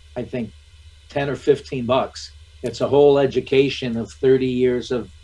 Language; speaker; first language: English; native; English